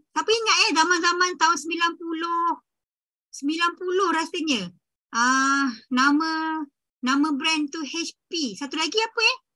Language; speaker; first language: Malay; native; Malay